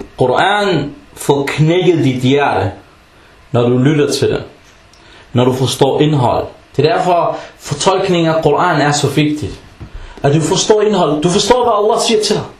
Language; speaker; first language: Danish; non-native, fluent; Arabic